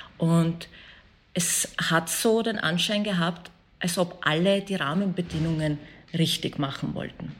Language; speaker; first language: German; early bilingual, other home language; Persian